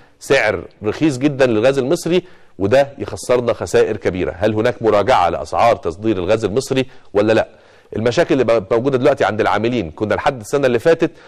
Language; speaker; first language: Arabic; native; Arabic